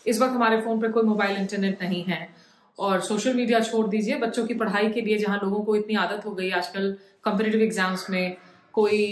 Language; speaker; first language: Hindi; native; Hindi